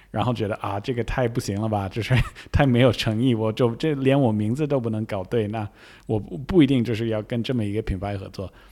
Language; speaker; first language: Chinese; non-native, fluent; English